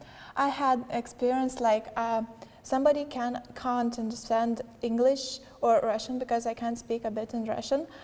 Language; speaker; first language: English; non-native, learner; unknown